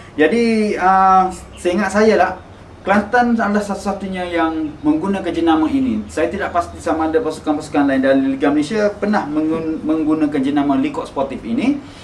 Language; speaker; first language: Malay; native; Malay